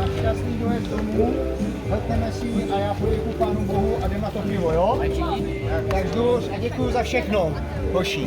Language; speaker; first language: Czech; native; Czech